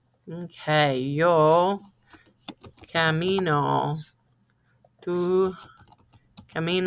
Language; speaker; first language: Spanish; non-native, fluent; English